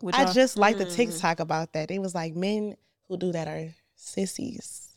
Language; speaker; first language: English; native; English